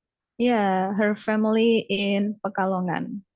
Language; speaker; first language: English; non-native, fluent; Javanese